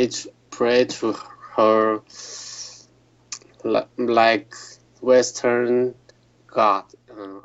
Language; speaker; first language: English; non-native, learner; Chinese